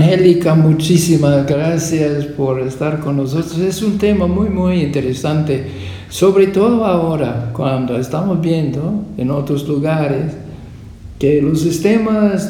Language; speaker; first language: Spanish; non-native, fluent; English